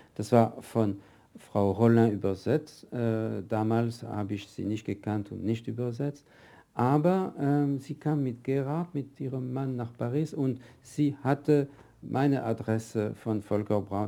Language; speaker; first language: German; non-native, fluent; French